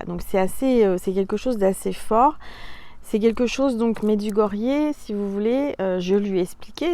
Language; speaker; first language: French; native; French